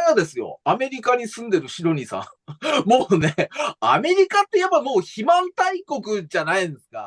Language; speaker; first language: Japanese; native; Japanese